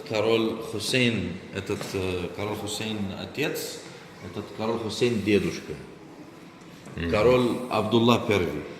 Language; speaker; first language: Russian; non-native, learner; Arabic